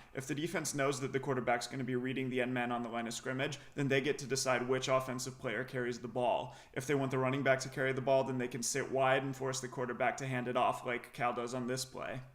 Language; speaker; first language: English; native; English